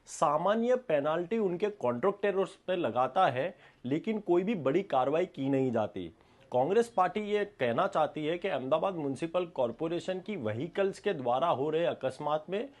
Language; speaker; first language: Hindi; non-native, local second language; Gujarati